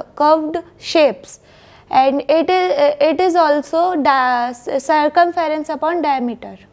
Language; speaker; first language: English; non-native, local second language; Hindi